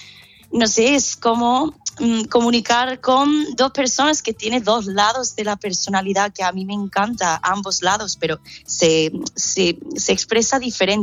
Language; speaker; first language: Spanish; non-native, fluent; English